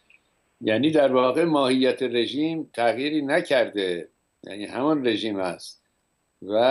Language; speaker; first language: Persian; native; Persian